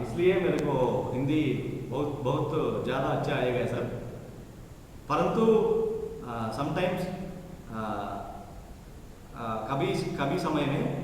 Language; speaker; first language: Hindi; non-native, local second language; Telugu